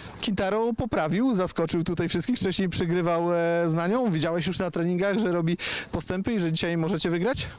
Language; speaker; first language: Polish; native; Polish